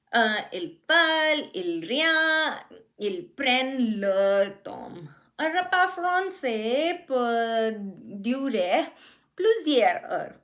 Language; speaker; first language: French; non-native, learner; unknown